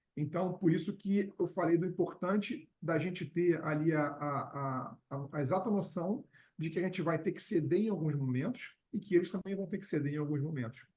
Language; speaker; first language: Portuguese; native; Portuguese